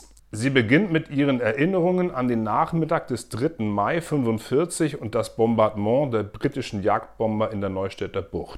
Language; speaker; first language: German; native; German